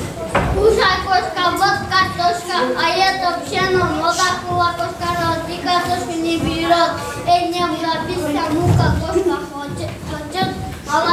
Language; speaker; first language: Russian; non-native, learner; Kyrgyz